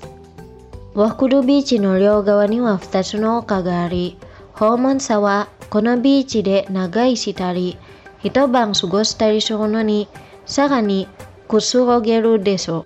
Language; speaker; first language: Japanese; non-native, fluent; Indonesian